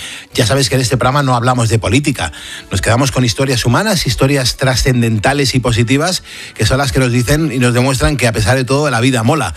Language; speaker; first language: Spanish; native; Spanish